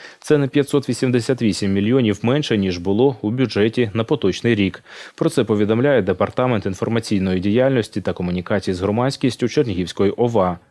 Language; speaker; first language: Ukrainian; native; Ukrainian